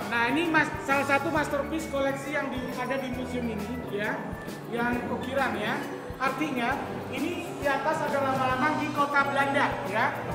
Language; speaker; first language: Indonesian; native; Indonesian